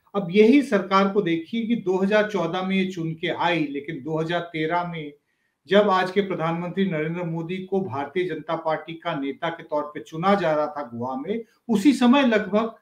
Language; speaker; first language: Hindi; native; Hindi